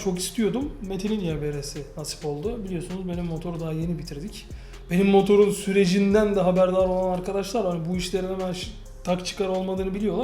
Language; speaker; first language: Turkish; native; Turkish